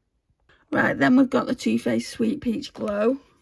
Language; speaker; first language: English; native; English